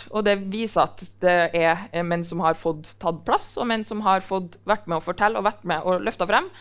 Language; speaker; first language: Norwegian; native; Norwegian